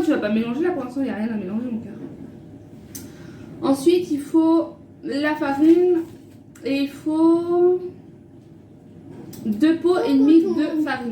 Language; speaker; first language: French; native; French